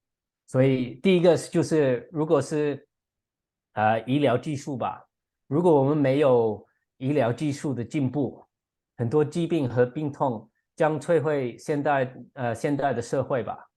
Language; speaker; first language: Chinese; non-native, fluent; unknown